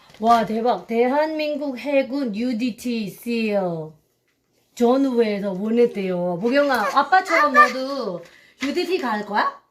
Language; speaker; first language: Korean; non-native, fluent; Burmese